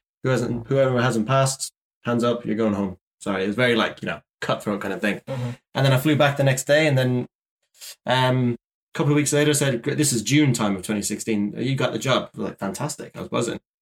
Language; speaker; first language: English; native; English